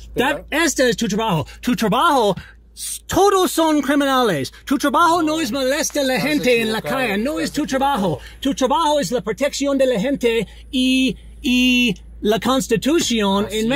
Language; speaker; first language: Spanish; non-native, learner; English